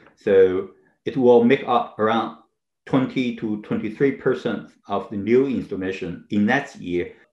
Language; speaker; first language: English; non-native, fluent; Chinese